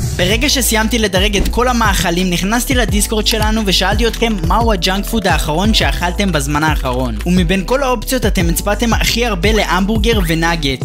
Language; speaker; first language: Hebrew; native; Hebrew